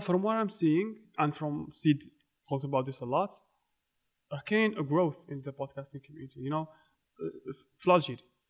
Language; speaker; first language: English; non-native, fluent; Arabic